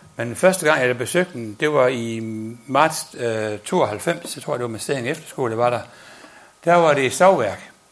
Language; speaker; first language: Danish; native; Danish